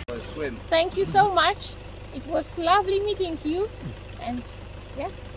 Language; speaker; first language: English; non-native, fluent; Polish